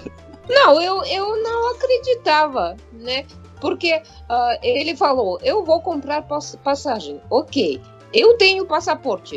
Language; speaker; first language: Portuguese; non-native, fluent; Russian